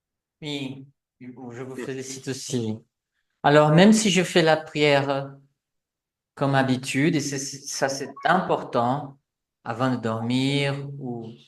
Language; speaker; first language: French; non-native, fluent; Portuguese